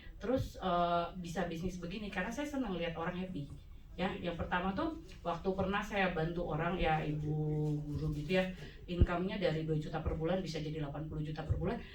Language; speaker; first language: Indonesian; native; Indonesian